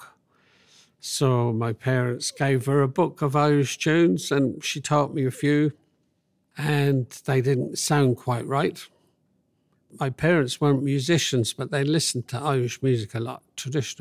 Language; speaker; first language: English; native; English